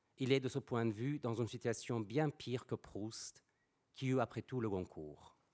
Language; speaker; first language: French; non-native, fluent; Persian